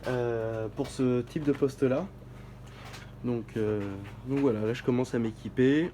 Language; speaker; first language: French; native; French